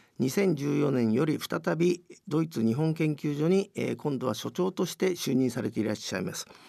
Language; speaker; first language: Japanese; native; Japanese